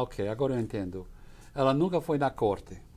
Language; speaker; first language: Portuguese; non-native, fluent; English